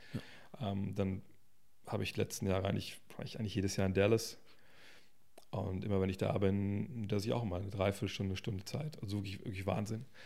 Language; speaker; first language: German; native; German